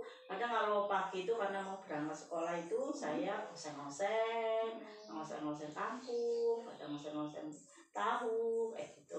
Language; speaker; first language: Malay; non-native, local second language; Javanese